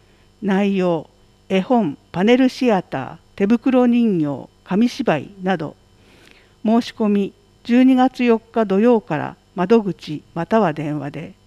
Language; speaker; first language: Japanese; native; Japanese